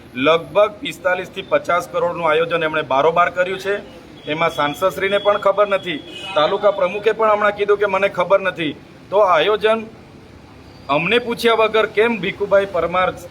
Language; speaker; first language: Gujarati; non-native, local second language; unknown